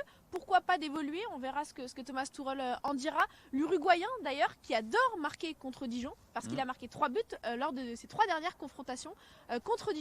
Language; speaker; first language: French; native; French